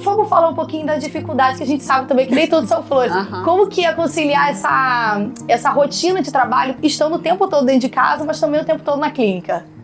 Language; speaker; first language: Portuguese; native; Portuguese